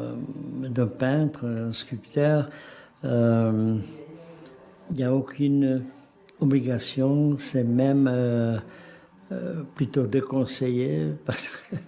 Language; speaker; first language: French; non-native, fluent; Czech